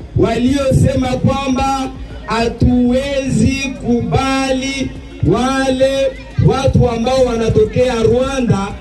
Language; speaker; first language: Swahili; native; Swahili